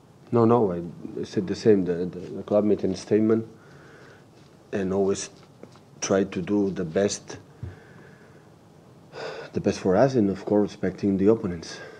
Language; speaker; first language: English; non-native, fluent; Catalan